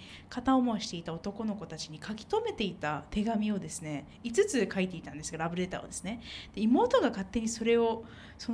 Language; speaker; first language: Japanese; native; Japanese